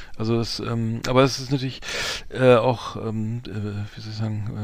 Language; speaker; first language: German; native; German